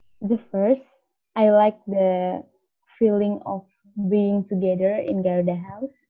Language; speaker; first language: English; non-native, learner; Indonesian